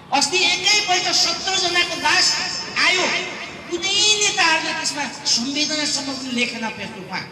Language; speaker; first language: Nepali; non-native, local second language; Eastern Tamang